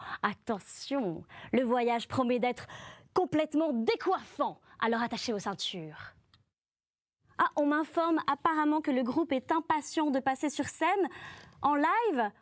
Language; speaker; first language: French; native; French